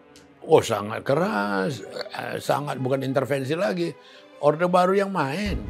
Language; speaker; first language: Indonesian; native; Indonesian